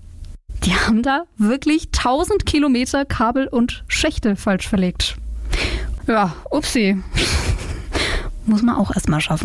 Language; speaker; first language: German; native; German